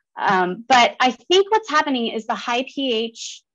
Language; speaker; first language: English; native; English